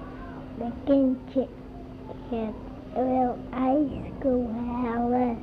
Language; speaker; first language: Dutch; early bilingual, other home language; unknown